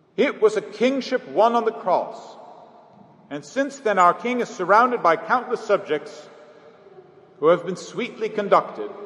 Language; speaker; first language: English; native; English